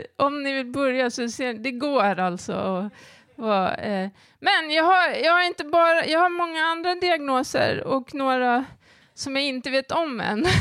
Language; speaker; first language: Swedish; native; Swedish